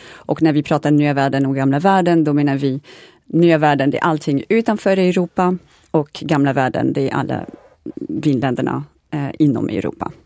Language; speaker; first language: Swedish; non-native, fluent; French